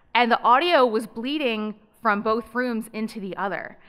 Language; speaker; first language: English; native; English